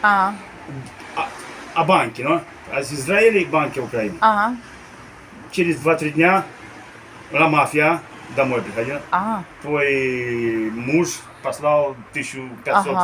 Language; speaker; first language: Russian; non-native, learner; Romanian